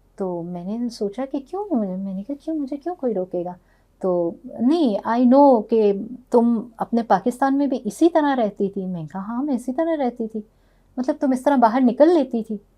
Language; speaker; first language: Urdu; non-native, local second language; Punjabi